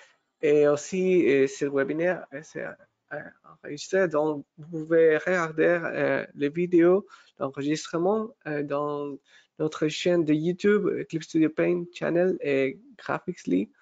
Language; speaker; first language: French; non-native, fluent; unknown